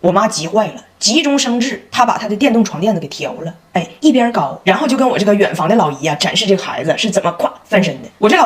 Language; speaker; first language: Chinese; native; Chinese